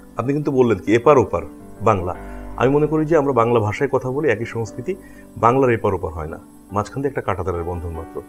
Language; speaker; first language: Bangla; native; Bangla